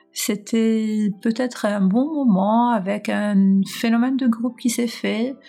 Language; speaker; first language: French; non-native, local second language; Arabic